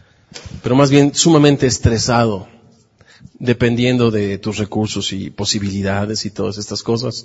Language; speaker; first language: Spanish; native; Spanish